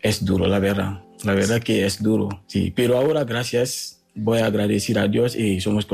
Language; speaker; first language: Spanish; non-native, fluent; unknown